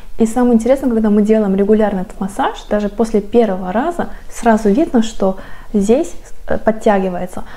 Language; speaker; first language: Russian; non-native, fluent; Korean